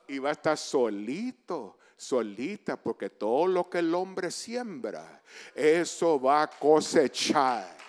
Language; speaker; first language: Spanish; early bilingual, heritage; Spanish